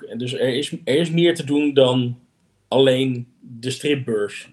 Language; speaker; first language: Dutch; native; Dutch